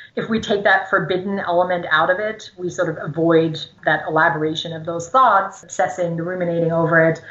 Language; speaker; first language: English; non-native, fluent; German